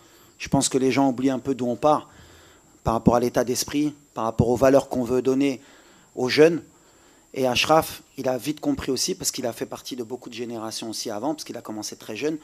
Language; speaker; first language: French; native; French